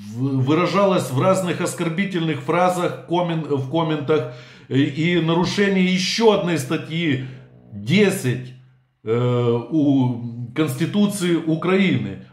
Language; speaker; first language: Russian; native; Russian